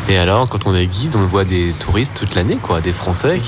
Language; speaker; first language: French; native; French